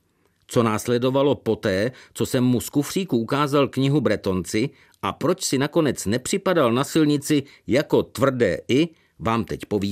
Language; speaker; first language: Czech; native; Czech